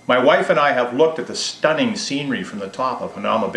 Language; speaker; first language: English; native; English